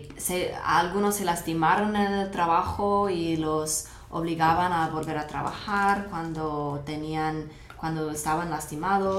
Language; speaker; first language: Spanish; non-native, fluent; English